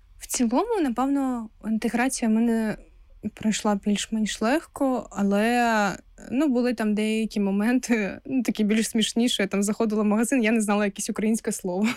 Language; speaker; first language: Ukrainian; non-native, local second language; Russian